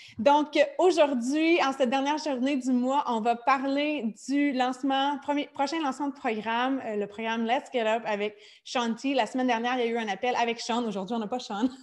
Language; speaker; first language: French; native; French